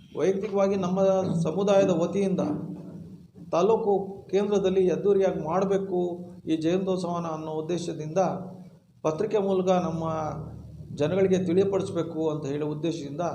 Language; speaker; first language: Kannada; non-native, local second language; Lambadi